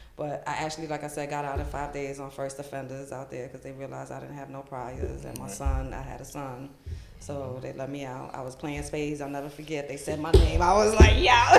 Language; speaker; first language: English; native; English